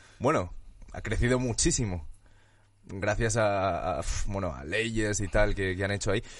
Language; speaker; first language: Spanish; early bilingual, other home language; Chinese